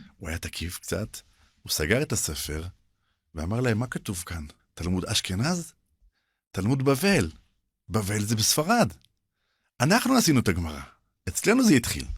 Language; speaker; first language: Hebrew; early bilingual, other home language; Arabic